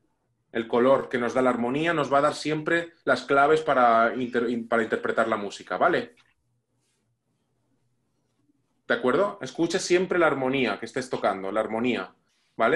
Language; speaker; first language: Spanish; native; Spanish